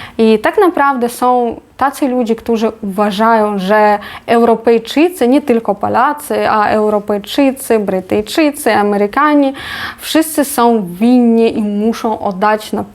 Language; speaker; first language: Polish; non-native, fluent; Ukrainian